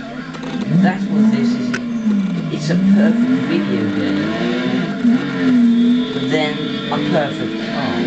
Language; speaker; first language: English; non-native, fluent; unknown